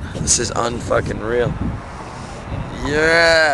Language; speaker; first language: English; native; English